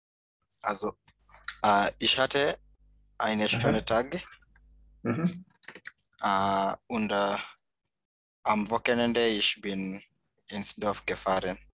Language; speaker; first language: German; non-native, learner; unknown